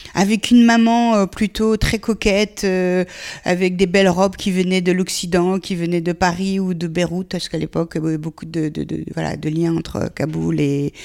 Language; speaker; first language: French; early bilingual, other home language; Persian